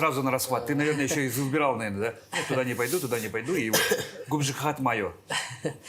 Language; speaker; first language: Russian; native; Russian